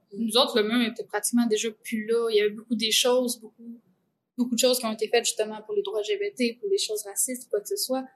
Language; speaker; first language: French; native; French